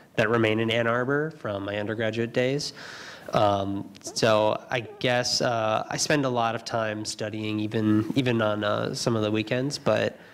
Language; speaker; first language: English; native; English